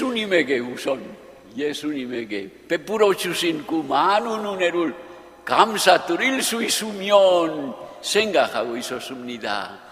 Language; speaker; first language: Korean; non-native, fluent; Japanese